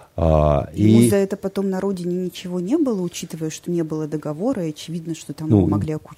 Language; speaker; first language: Russian; native; Russian